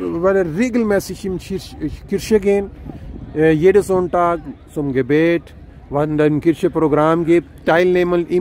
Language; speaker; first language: German; non-native, fluent; Urdu